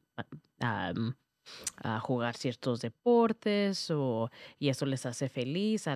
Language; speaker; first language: Spanish; early bilingual, heritage; Spanish